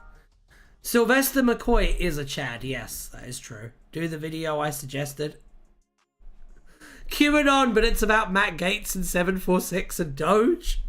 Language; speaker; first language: English; native; English